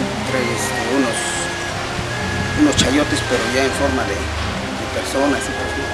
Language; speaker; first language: Spanish; native; Spanish